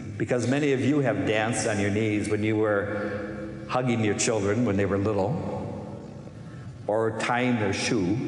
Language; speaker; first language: English; native; English